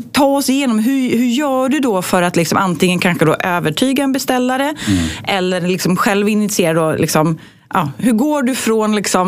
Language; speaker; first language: Swedish; native; Swedish